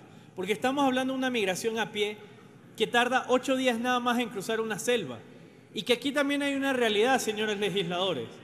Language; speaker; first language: Spanish; native; Spanish